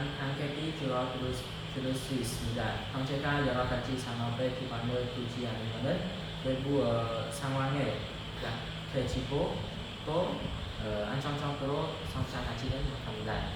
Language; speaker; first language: Korean; non-native, learner; Khmer